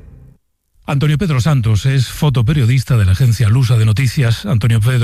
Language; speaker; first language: Spanish; native; Spanish